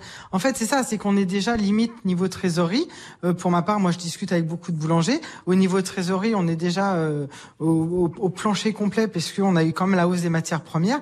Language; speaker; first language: French; native; French